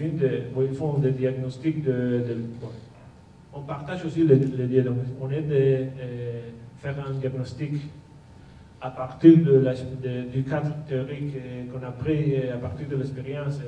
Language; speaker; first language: French; non-native, fluent; Basque